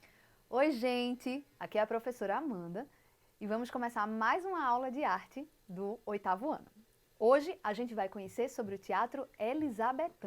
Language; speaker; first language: Portuguese; native; Portuguese